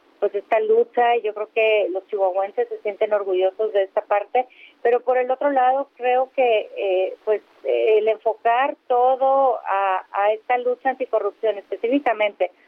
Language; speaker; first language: Spanish; native; Spanish